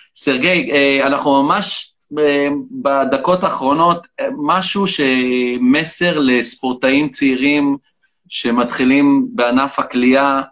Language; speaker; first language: Hebrew; native; Hebrew